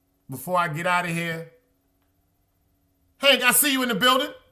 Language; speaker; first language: English; native; English